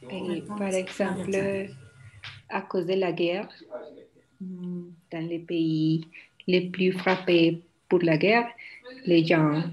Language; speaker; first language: French; non-native, learner; Spanish